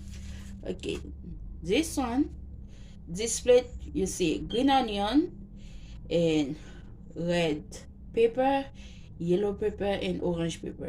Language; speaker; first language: English; non-native, learner; Haitian Creole